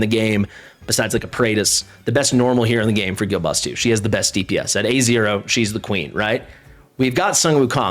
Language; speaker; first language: English; native; English